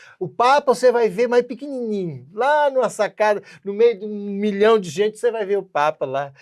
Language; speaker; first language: Portuguese; native; Portuguese